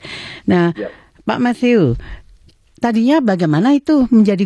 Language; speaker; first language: Indonesian; native; Indonesian